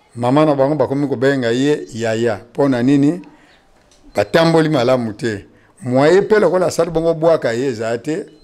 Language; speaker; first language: Lingala; non-native, local second language; Kongo